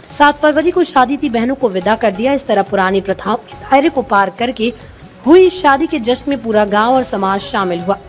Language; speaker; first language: Hindi; native; Hindi